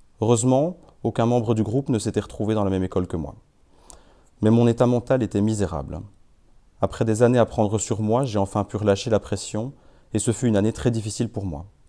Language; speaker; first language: French; native; French